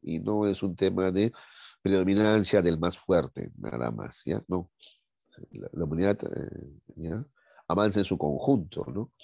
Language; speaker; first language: Spanish; native; Spanish